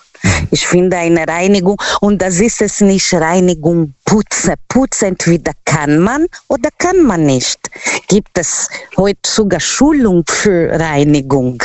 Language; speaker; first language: German; non-native, learner; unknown